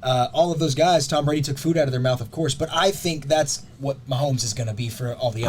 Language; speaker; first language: English; native; English